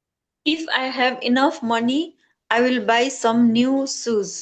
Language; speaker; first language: English; non-native, learner; Hindi